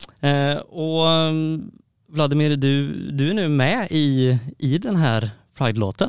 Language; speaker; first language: Swedish; native; Swedish